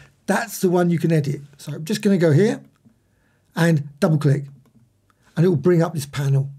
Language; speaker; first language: English; native; English